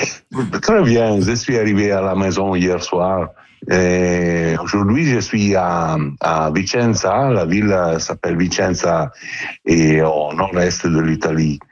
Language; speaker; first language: French; non-native, learner; Italian